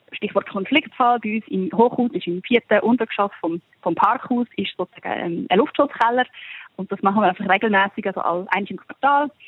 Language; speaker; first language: German; native; German